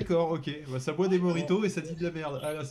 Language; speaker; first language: French; native; French